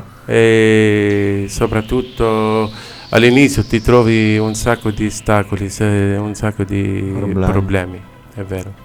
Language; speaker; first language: Italian; non-native, learner; Arabic